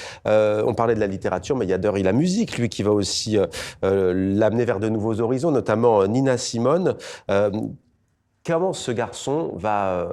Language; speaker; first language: French; native; French